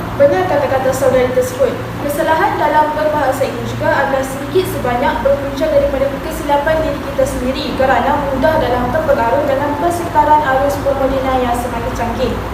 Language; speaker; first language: Malay; native; Malay